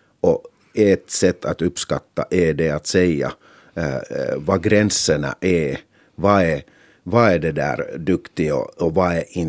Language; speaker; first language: Swedish; non-native, local second language; Finnish